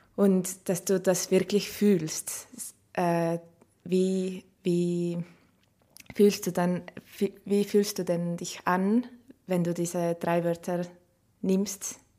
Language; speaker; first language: German; non-native, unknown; Estonian